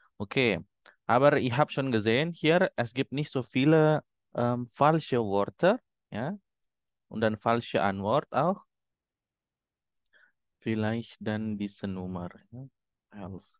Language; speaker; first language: German; non-native, fluent; Indonesian